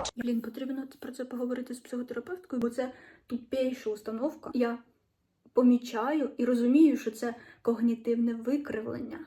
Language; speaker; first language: Ukrainian; non-native, local second language; Russian